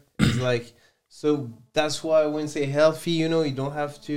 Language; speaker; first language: English; non-native, fluent; French